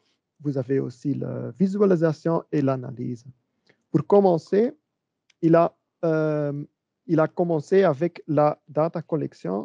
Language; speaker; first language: French; non-native, learner; Dutch